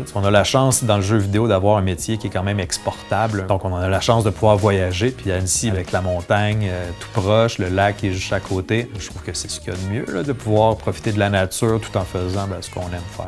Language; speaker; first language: French; native; French